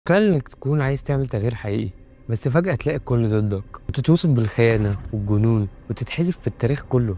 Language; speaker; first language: Arabic; native; Arabic